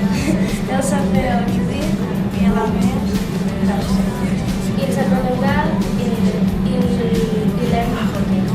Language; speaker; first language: French; non-native, learner; Catalan